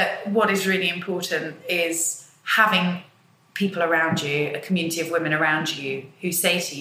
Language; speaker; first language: English; native; English